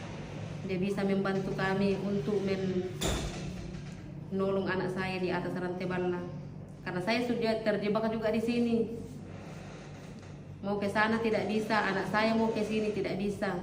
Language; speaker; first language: Indonesian; non-native, local second language; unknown